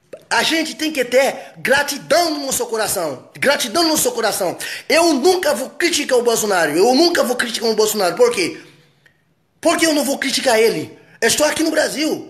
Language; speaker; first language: Portuguese; non-native, fluent; Haitian Creole